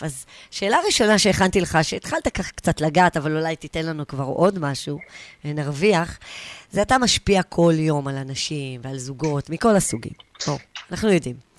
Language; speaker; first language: Hebrew; native; Hebrew